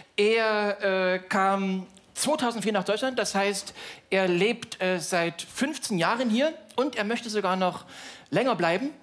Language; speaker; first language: German; native; German